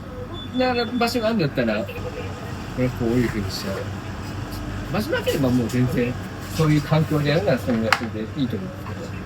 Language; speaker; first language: Japanese; native; Japanese